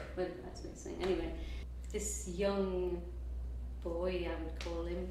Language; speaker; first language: English; native; English